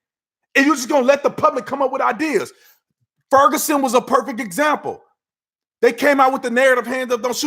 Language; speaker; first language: English; native; English